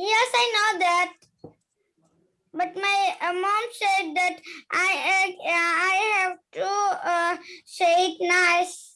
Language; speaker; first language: English; non-native, learner; Bangla